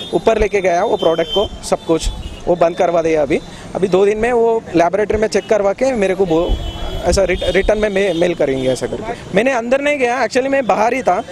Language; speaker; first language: Hindi; non-native, local second language; Gujarati